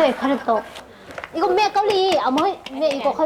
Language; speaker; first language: Korean; non-native, local second language; Lao